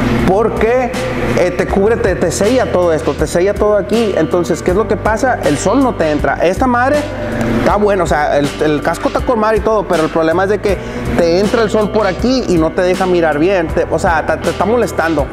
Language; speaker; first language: Spanish; native; Spanish